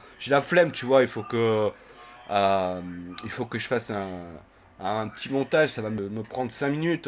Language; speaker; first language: French; native; French